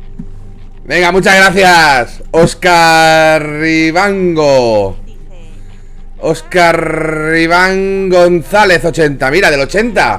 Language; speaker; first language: Spanish; native; Spanish